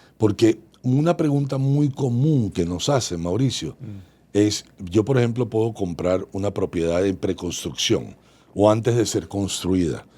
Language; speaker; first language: Spanish; native; Spanish